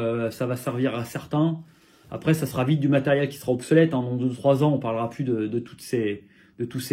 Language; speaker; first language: French; native; French